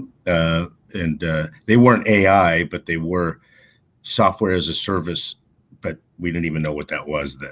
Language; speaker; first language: English; native; English